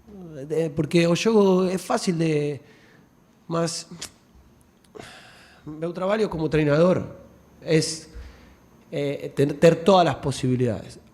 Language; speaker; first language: Portuguese; non-native, fluent; Spanish